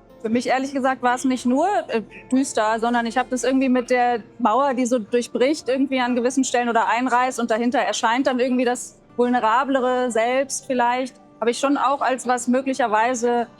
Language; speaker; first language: German; native; German